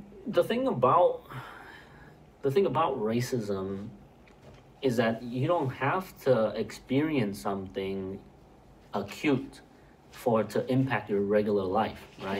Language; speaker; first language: English; early bilingual, other home language; Vietnamese